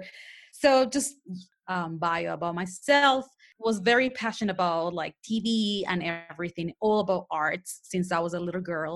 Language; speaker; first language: English; non-native, fluent; Spanish